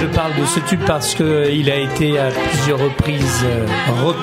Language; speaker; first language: French; native; French